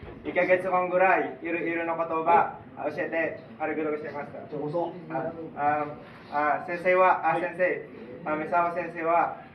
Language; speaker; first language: Japanese; non-native, learner; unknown